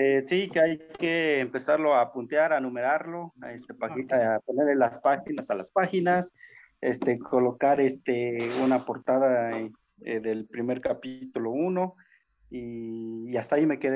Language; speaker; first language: Spanish; native; Spanish